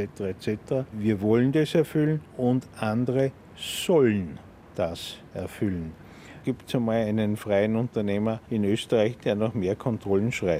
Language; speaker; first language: German; native; German